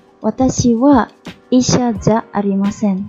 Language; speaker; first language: Japanese; non-native, fluent; Khmer